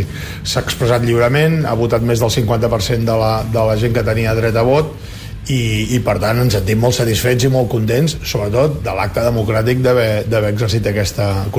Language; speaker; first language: Catalan; native; Catalan